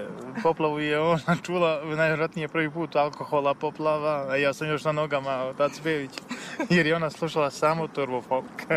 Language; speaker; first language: Serbian; native; Serbian